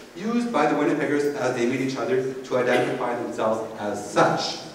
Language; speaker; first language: English; native; English